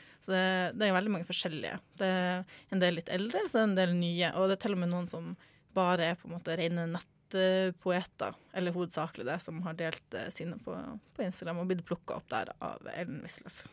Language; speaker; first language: Norwegian; native; Norwegian